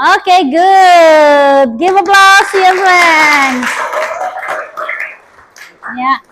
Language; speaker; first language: English; non-native, learner; Indonesian